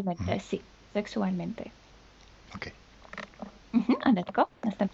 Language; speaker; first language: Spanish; non-native, fluent; Polish